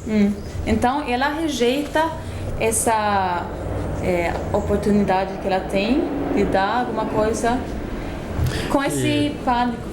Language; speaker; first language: Portuguese; non-native, fluent; Swedish